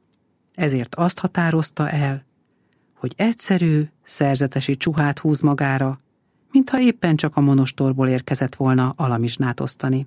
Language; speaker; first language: Hungarian; native; Hungarian